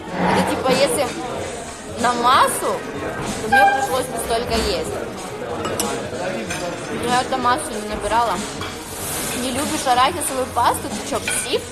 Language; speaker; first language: Russian; native; Russian